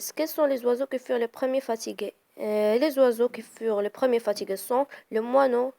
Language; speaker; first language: French; non-native, local second language; Arabic